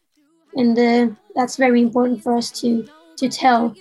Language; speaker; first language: English; non-native, fluent; Swedish